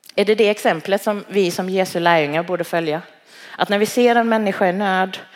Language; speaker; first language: Swedish; early bilingual, other home language; Cantonese